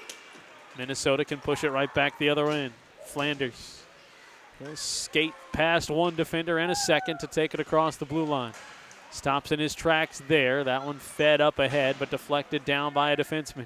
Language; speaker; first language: English; native; English